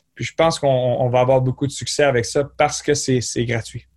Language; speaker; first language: French; native; French